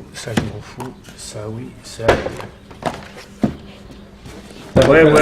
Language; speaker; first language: French; native; French